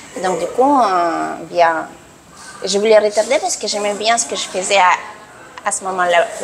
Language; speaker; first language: French; non-native, fluent; Russian